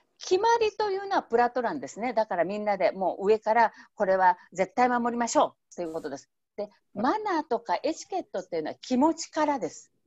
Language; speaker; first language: Japanese; native; Japanese